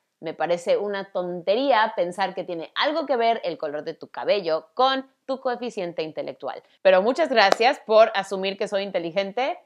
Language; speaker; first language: Spanish; early bilingual, other home language; English